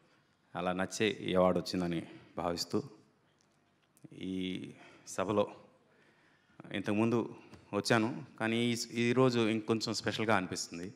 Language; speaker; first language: Telugu; native; Telugu